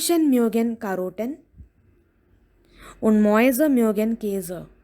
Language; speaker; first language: German; non-native, fluent; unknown